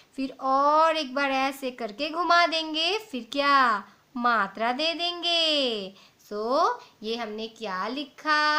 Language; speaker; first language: Hindi; non-native, local second language; Bangla